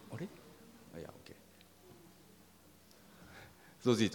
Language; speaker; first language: German; non-native, learner; Japanese